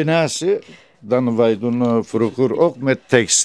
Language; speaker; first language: Dutch; non-native, learner; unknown